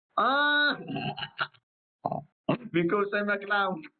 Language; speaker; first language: English; non-native, learner; Italian